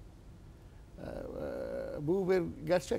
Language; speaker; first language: Turkish; non-native, learner; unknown